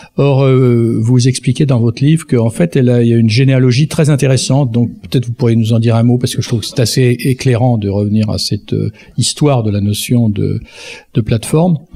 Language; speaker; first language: French; native; French